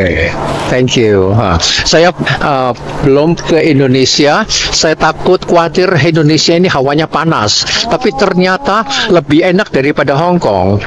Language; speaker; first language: Indonesian; non-native, learner; Cantonese